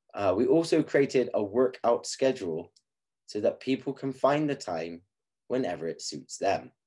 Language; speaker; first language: English; native; English